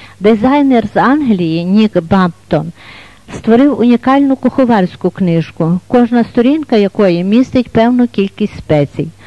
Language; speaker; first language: Ukrainian; native; Ukrainian